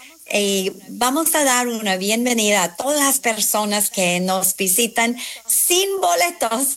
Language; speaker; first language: Spanish; non-native, fluent; English